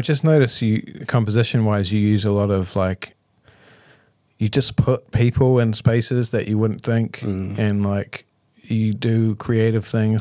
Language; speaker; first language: English; native; English